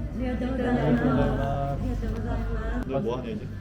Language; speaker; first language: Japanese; non-native, learner; Korean